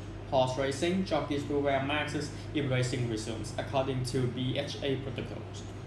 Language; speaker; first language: English; non-native, fluent; Thai